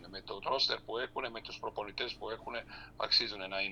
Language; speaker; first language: Greek; non-native, fluent; Serbian